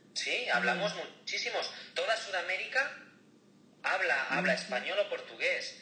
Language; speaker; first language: Spanish; native; Spanish